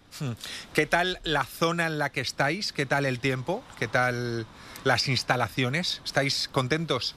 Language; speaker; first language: Spanish; native; Spanish